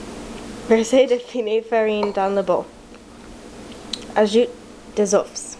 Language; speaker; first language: French; non-native, learner; English